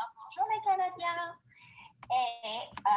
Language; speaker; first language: French; non-native, fluent; English